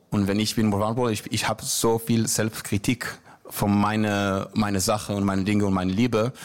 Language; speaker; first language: German; non-native, learner; Hebrew